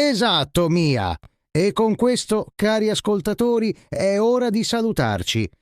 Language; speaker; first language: Italian; non-native, fluent; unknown